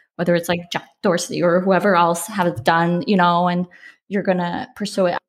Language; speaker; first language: English; early bilingual, other home language; Polish